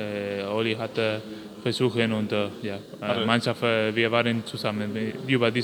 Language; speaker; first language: German; non-native, learner; Spanish